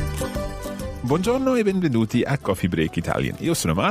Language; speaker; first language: Italian; non-native, fluent; English